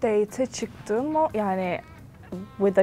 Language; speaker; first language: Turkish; early bilingual, heritage; Turkish